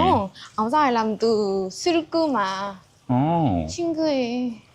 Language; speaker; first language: Korean; non-native, learner; Vietnamese